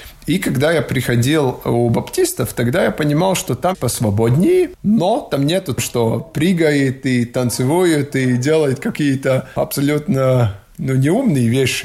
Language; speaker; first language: Russian; non-native, local second language; Latvian